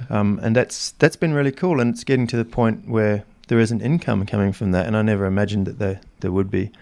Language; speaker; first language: English; native; English